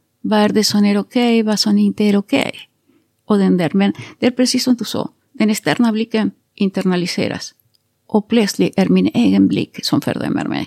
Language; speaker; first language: Swedish; non-native, fluent; Spanish